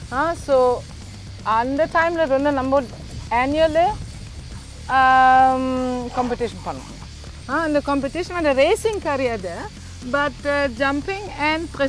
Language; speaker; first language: Tamil; non-native, learner; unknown